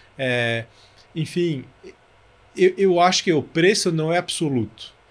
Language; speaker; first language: Portuguese; non-native, fluent; French